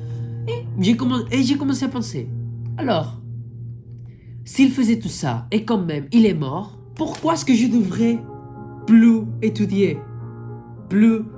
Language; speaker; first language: French; non-native, fluent; Spanish